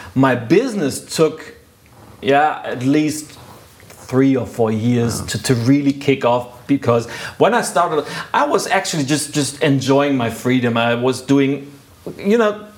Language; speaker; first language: English; non-native, fluent; German